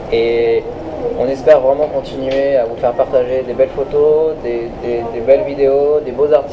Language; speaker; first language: French; native; French